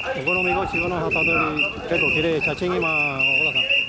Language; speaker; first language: Japanese; native; Japanese